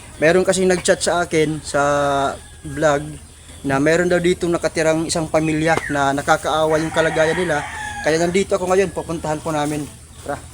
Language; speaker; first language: Filipino; non-native, local second language; Waray